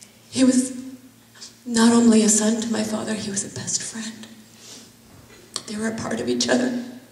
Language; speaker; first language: English; early bilingual, other home language; Persian